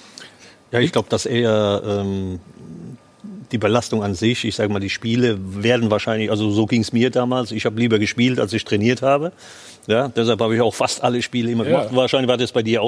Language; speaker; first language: German; native; German